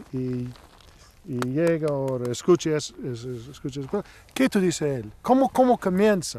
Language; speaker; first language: Spanish; non-native, learner; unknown